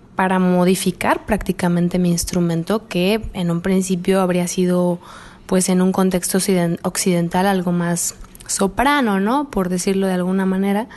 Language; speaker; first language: Spanish; native; Spanish